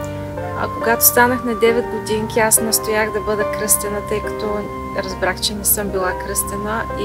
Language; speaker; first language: Bulgarian; native; Bulgarian